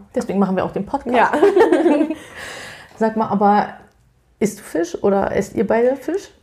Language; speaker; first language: German; native; German